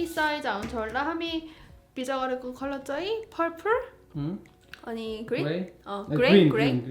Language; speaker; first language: Nepali; non-native, learner; Korean